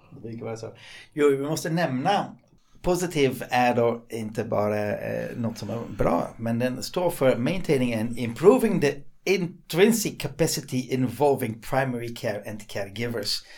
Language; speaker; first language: Swedish; non-native, fluent; Dutch